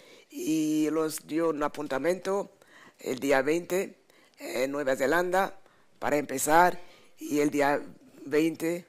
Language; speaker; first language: Spanish; non-native, fluent; French